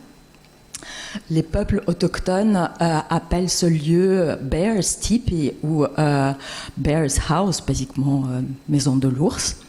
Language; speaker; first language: French; non-native, fluent; Russian